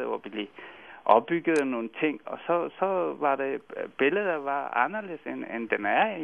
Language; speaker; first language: Danish; non-native, fluent; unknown